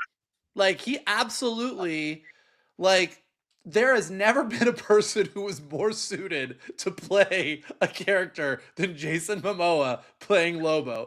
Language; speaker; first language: English; native; English